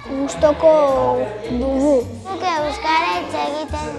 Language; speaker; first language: Basque; non-native, local second language; Spanish